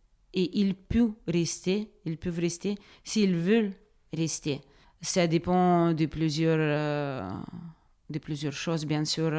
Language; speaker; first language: French; non-native, fluent; Russian